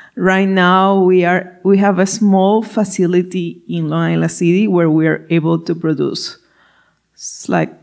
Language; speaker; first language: English; non-native, fluent; Spanish